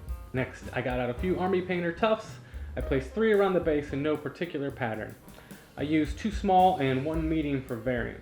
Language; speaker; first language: English; native; English